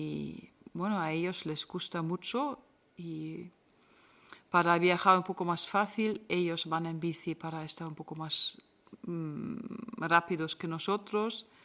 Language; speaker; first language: Spanish; non-native, fluent; German